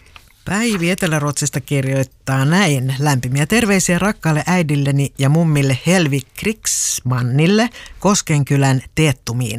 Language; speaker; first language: Finnish; native; Finnish